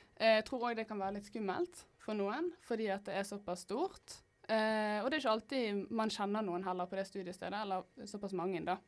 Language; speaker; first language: Norwegian; native; Norwegian